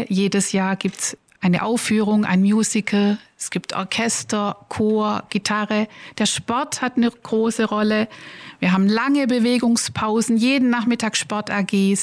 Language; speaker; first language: German; native; German